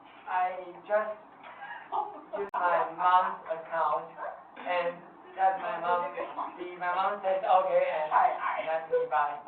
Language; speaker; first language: English; non-native, learner; Chinese